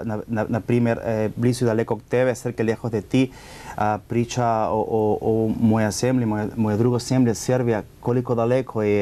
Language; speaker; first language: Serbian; non-native, learner; Spanish